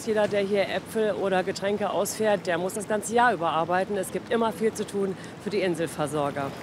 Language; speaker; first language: German; native; German